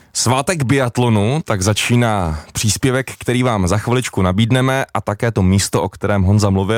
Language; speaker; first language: Czech; native; Czech